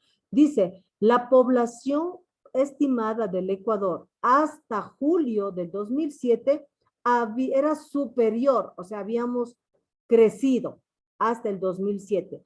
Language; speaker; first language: Spanish; native; Spanish